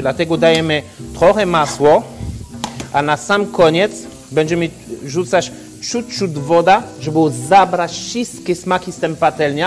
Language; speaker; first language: Polish; non-native, learner; French